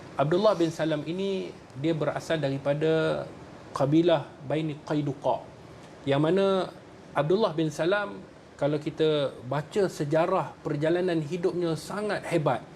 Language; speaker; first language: Malay; native; Malay